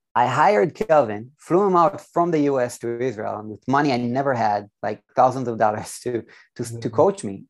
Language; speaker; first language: English; non-native, fluent; Hebrew